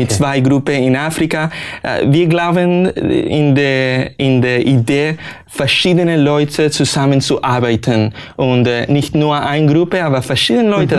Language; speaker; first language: German; non-native, learner; Spanish